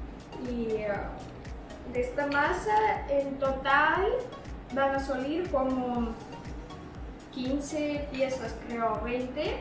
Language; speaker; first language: Spanish; non-native, fluent; Russian